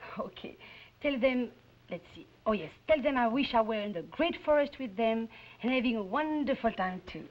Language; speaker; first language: English; non-native, fluent; French